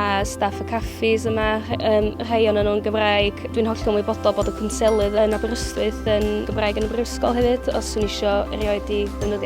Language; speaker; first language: Welsh; native; Welsh